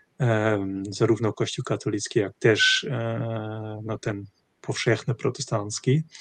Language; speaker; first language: Polish; non-native, fluent; Dutch